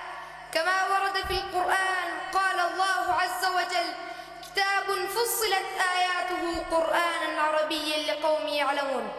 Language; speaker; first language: Arabic; non-native, learner; Pashto